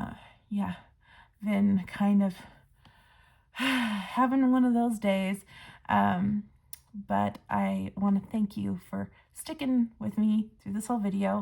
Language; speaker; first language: English; native; English